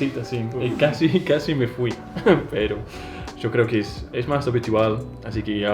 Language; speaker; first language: Spanish; non-native, fluent; English